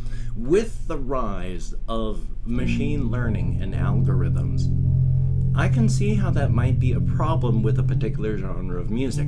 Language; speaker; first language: English; native; English